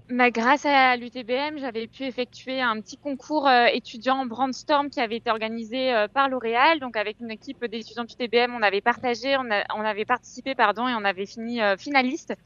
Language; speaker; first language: French; native; French